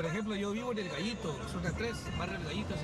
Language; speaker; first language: Spanish; native; Spanish